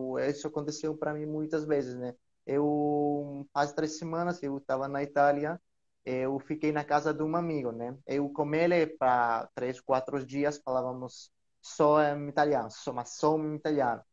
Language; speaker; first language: Portuguese; non-native, learner; Greek